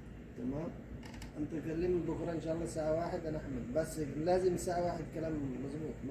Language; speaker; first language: Arabic; non-native, learner; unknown